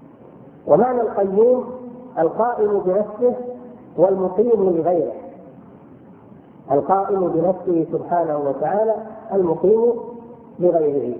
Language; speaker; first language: Arabic; native; Arabic